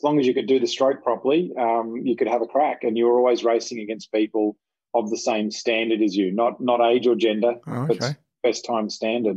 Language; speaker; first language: English; native; English